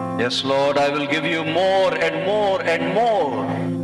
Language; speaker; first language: English; non-native, local second language; Telugu